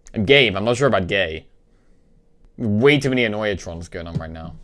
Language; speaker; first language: English; native; English